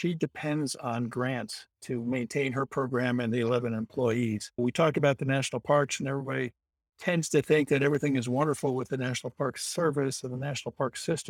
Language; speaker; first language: English; native; English